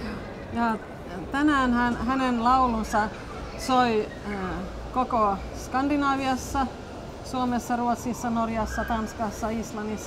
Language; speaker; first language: Finnish; non-native, local second language; Swedish